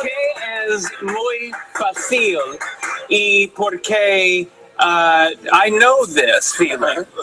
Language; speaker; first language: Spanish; non-native, learner; English